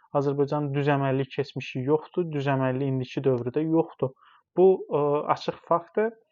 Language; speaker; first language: Azerbaijani; non-native, local second language; Talysh